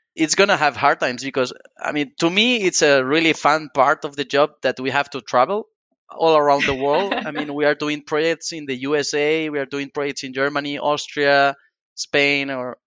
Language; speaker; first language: English; non-native, fluent; Spanish